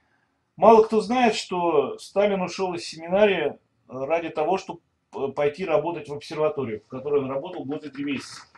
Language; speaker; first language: Russian; native; Russian